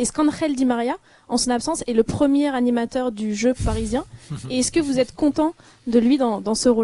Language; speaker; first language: French; native; French